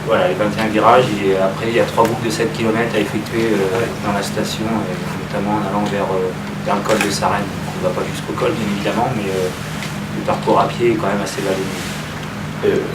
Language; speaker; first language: French; native; French